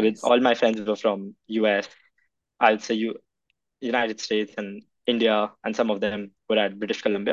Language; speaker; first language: English; non-native, local second language; Hindi